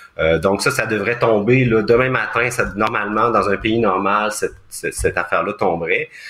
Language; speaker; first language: French; native; French